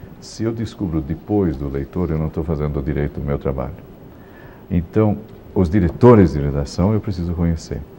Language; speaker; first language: Portuguese; non-native, fluent; Italian